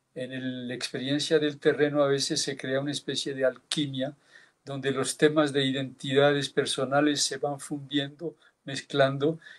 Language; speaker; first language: Spanish; early bilingual, heritage; Basque